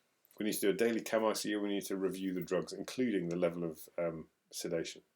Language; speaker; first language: English; native; English